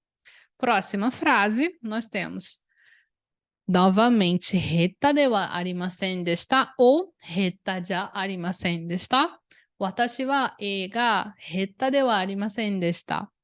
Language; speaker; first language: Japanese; non-native, fluent; Portuguese